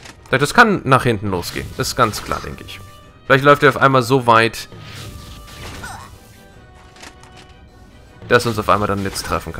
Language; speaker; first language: German; native; German